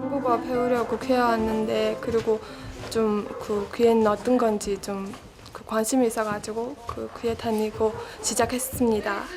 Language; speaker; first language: Korean; non-native, learner; Mongolian